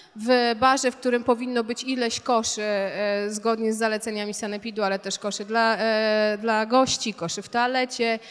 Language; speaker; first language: Polish; native; Polish